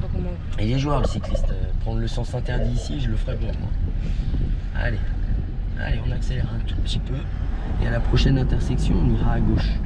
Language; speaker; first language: French; native; French